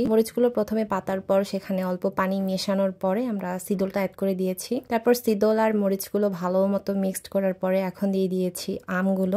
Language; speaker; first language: Bangla; non-native, local second language; Chakma